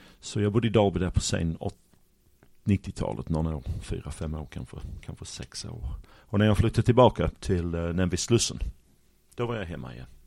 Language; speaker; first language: Swedish; non-native, fluent; English